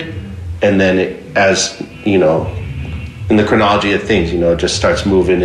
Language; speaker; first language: English; native; English